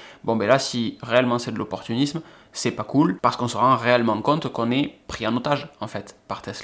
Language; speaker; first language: French; native; French